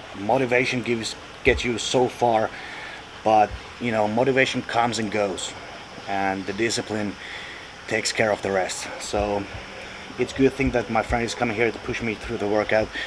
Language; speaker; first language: English; non-native, fluent; Finnish